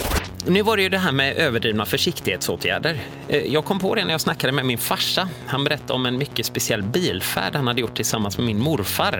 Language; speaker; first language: Swedish; native; Swedish